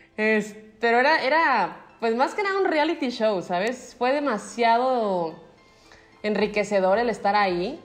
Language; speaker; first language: Spanish; native; Spanish